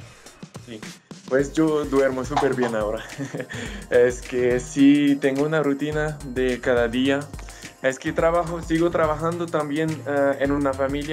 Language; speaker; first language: Spanish; non-native, fluent; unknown